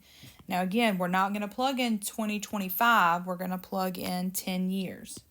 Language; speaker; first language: English; native; English